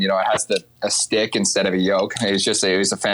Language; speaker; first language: English; native; English